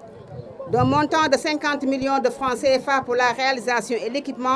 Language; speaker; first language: French; non-native, local second language; Wolof